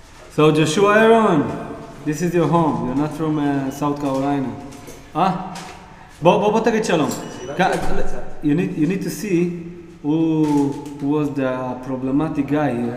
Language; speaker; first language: English; non-native, fluent; Hebrew